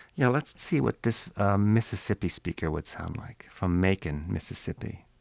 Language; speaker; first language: English; native; English